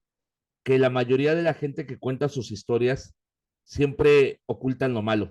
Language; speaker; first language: Spanish; native; Spanish